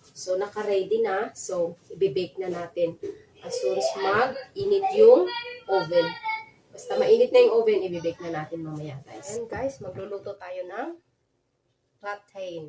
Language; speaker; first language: Filipino; non-native, local second language; Iloko